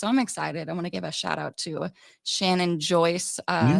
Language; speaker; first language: English; native; English